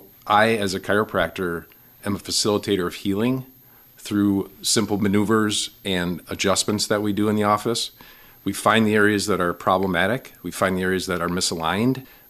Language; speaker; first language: English; native; English